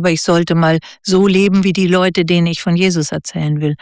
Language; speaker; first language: German; native; German